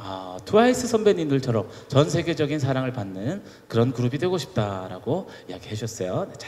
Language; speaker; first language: Korean; native; Korean